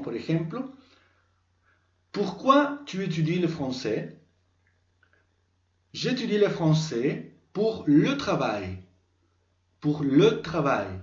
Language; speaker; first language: French; non-native, fluent; Spanish